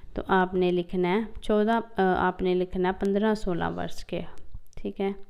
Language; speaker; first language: Hindi; non-native, local second language; Punjabi